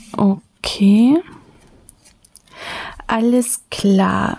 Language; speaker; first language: German; native; German